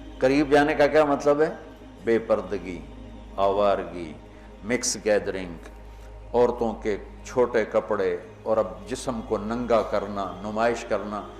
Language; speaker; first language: Urdu; non-native, local second language; Punjabi